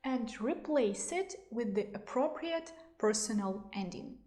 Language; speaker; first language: English; non-native, fluent; Russian